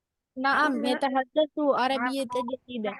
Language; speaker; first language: Arabic; non-native, learner; Tamil